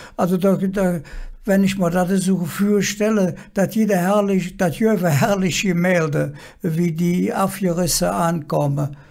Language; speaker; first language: German; native; German